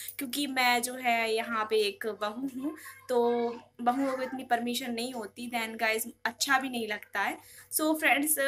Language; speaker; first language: Hindi; native; Hindi